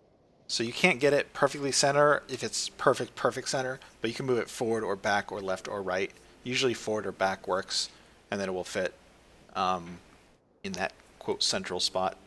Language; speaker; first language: English; native; English